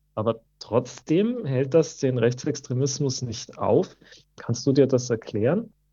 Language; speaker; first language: German; native; German